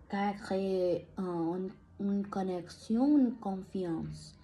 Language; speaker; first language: French; non-native, learner; Spanish